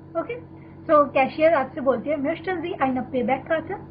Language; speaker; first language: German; non-native, fluent; Hindi